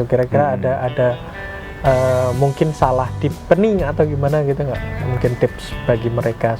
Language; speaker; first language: Indonesian; native; Indonesian